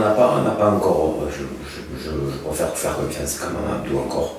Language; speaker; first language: French; native; French